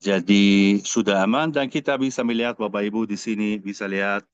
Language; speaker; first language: Indonesian; non-native, fluent; Arabic